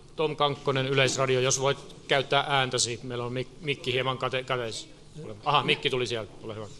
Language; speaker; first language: Finnish; native; Finnish